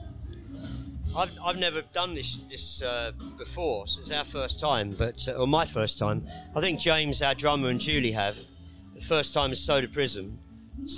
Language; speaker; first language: English; native; English